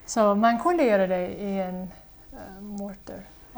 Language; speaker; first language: Swedish; non-native, fluent; English